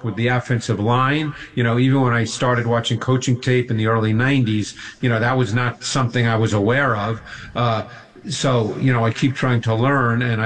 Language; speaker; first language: English; native; English